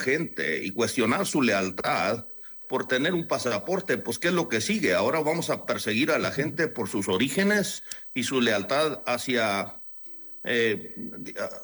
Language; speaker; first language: Spanish; native; Spanish